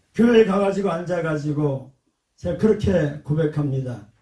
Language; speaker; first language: Korean; native; Korean